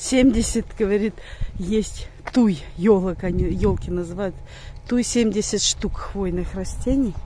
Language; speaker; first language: Russian; native; Russian